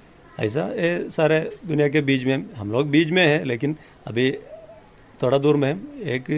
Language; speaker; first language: Hindi; non-native, local second language; Malayalam